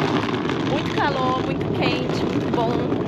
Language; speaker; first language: Portuguese; native; Portuguese